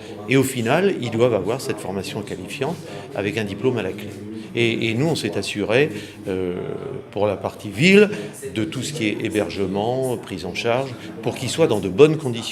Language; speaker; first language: French; native; French